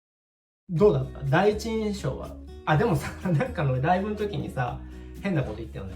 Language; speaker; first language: Japanese; native; Japanese